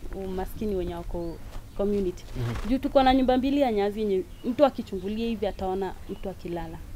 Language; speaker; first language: Swahili; non-native, local second language; Kalenjin